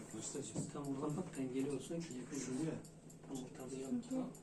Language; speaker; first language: Turkish; native; Turkish